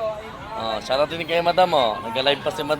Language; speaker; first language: Filipino; native; Filipino